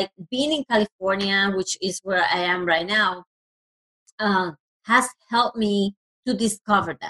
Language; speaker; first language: English; non-native, fluent; Spanish